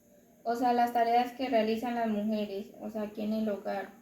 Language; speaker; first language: Spanish; native; Spanish